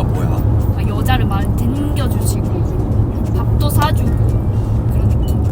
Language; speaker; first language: Korean; non-native, fluent; Japanese